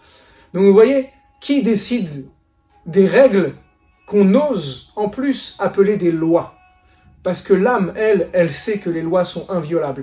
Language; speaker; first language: French; native; French